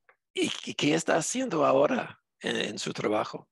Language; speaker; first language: Spanish; non-native, fluent; English